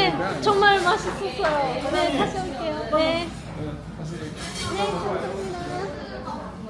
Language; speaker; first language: Korean; non-native, fluent; Japanese